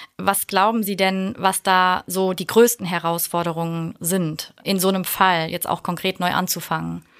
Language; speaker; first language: German; native; German